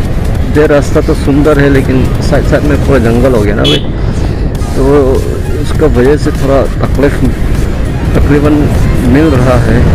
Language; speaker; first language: Hindi; non-native, local second language; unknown